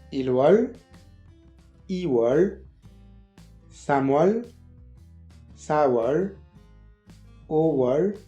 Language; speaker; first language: Korean; non-native, fluent; French